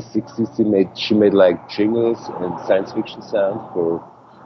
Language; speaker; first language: English; non-native, fluent; Swiss German